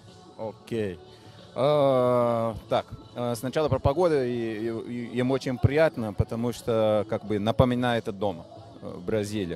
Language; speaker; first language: Russian; non-native, fluent; Portuguese